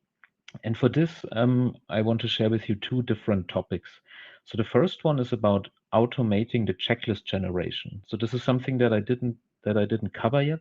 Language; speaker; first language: English; non-native, fluent; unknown